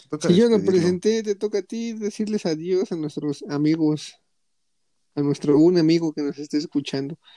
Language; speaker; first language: Spanish; native; Spanish